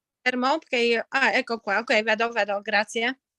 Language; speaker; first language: Italian; non-native, fluent; Polish